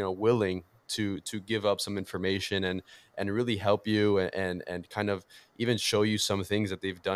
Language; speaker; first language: English; early bilingual, other home language; Portuguese